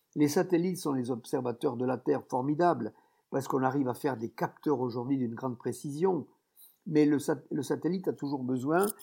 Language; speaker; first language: French; native; French